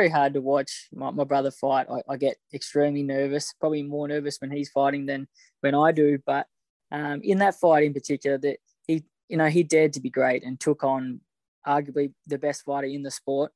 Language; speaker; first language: English; native; English